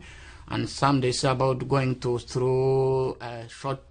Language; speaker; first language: English; non-native, local second language; Kinyarwanda